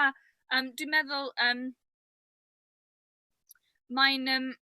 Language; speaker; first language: Welsh; non-native, local second language; English